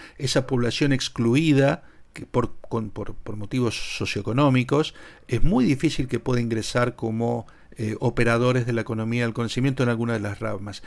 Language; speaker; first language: Spanish; native; Spanish